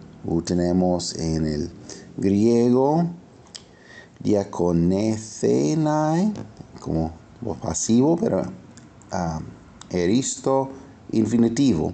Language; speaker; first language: Spanish; non-native, fluent; English